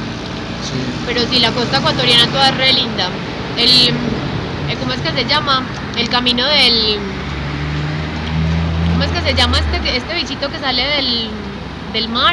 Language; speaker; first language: Spanish; native; Spanish